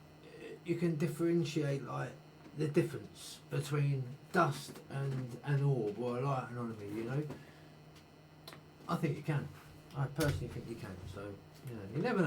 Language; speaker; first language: English; native; English